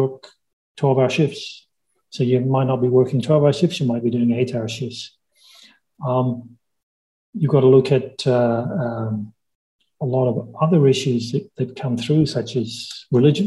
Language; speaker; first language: English; native; English